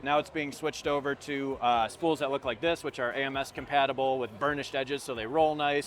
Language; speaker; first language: English; native; English